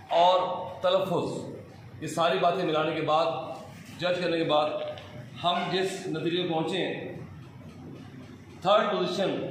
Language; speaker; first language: Urdu; non-native, local second language; Punjabi